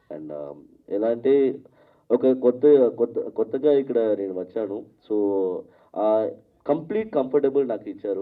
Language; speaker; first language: Telugu; non-native, learner; Malayalam